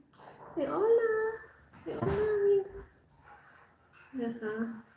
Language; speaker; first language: Spanish; non-native, learner; English